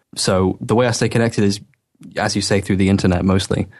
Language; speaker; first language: English; native; English